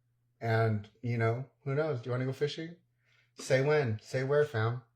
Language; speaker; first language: English; native; English